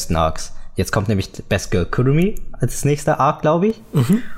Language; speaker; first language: German; early bilingual, other home language; Vietnamese